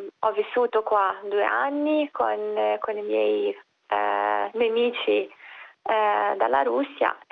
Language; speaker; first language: Italian; non-native, fluent; Ukrainian